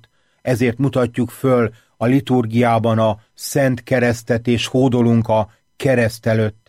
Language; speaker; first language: Hungarian; native; Hungarian